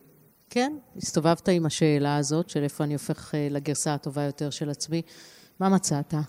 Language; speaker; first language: Hebrew; native; Hebrew